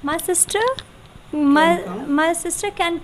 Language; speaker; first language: English; non-native, learner; Hindi